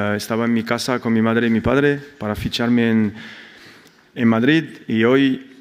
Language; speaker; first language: Spanish; non-native, fluent; French